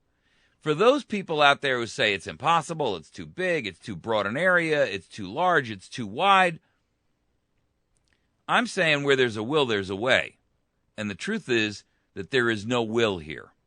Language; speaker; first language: English; native; English